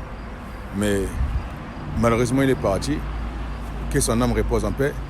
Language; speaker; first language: French; non-native, local second language; Lingala